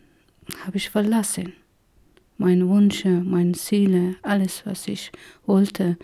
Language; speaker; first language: German; non-native, learner; Persian